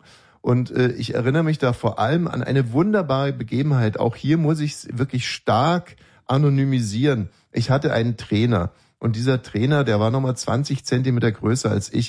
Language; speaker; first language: German; native; German